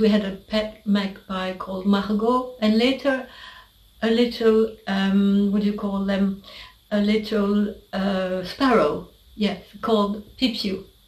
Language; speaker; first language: English; non-native, fluent; French